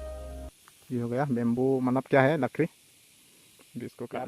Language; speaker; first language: Hindi; non-native, local second language; Karbi